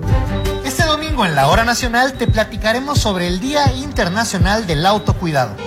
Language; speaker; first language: Spanish; native; Spanish